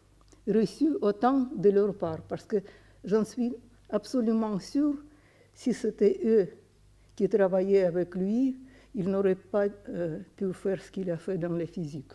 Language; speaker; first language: French; non-native, fluent; Russian